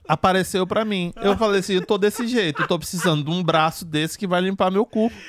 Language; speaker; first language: Portuguese; native; Portuguese